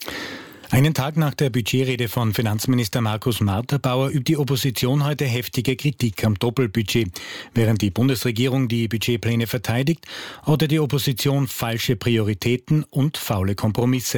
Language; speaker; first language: German; native; German